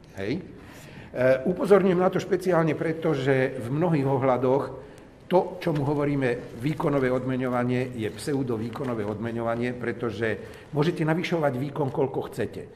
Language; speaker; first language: Slovak; native; Slovak